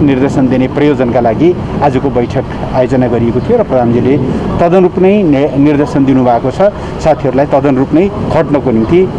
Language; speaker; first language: Nepali; native; Nepali